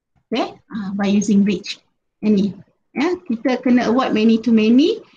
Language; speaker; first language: English; non-native, local second language; Malay